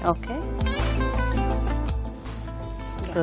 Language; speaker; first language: Telugu; native; Telugu